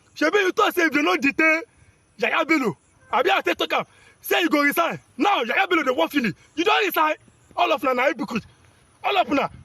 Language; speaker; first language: Nigerian Pidgin; native; Nigerian Pidgin